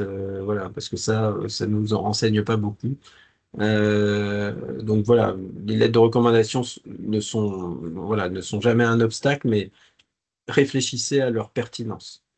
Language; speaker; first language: French; native; French